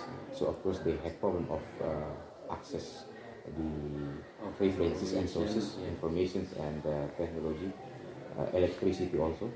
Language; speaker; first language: English; non-native, learner; Indonesian